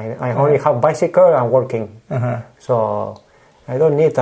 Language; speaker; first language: English; non-native, learner; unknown